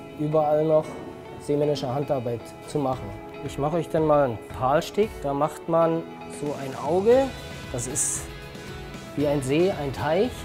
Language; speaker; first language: German; native; German